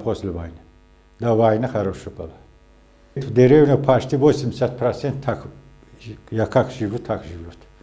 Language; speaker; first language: Russian; non-native, learner; Azerbaijani